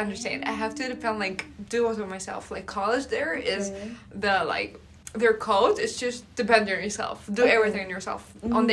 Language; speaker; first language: English; non-native, fluent; Arabic